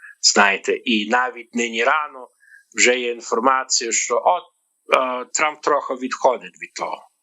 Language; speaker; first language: Ukrainian; early bilingual, heritage; Ukrainian